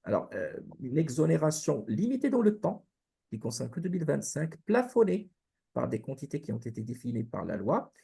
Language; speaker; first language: French; non-native, local second language; Arabic